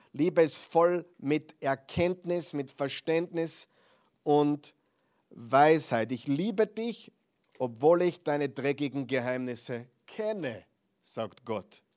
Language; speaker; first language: German; non-native, fluent; English